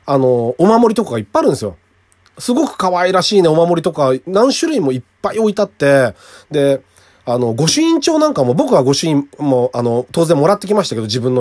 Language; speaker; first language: Japanese; native; Japanese